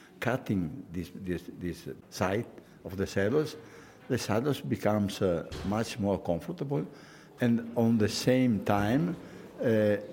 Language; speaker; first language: English; non-native, fluent; Italian